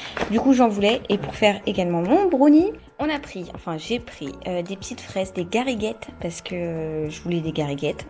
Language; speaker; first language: French; native; French